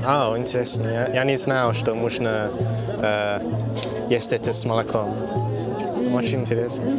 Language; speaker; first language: Russian; non-native, learner; English